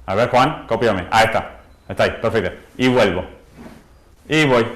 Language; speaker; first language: Spanish; non-native, fluent; English